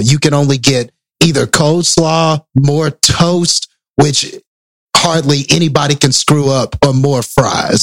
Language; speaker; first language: English; native; English